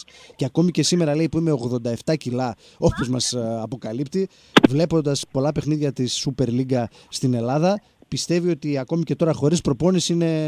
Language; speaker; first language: Greek; native; Greek